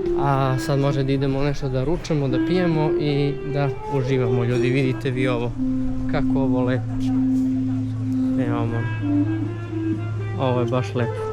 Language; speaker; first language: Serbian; early bilingual, heritage; Serbian